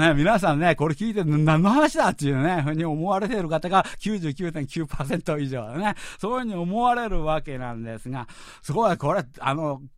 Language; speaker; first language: Japanese; non-native, fluent; Korean